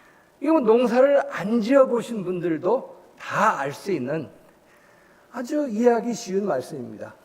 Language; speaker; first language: Korean; native; Korean